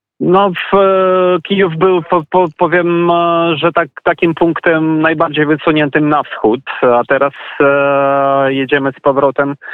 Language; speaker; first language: Polish; non-native, fluent; Ukrainian